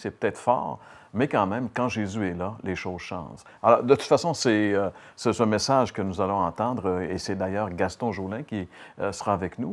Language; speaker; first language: French; native; French